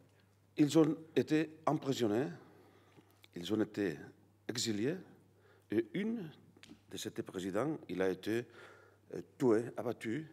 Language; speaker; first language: French; non-native, learner; Catalan